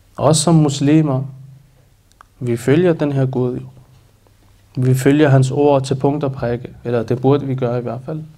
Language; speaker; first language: Danish; early bilingual, other home language; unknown